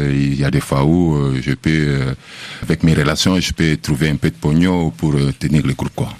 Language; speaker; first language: French; non-native, local second language; Lingala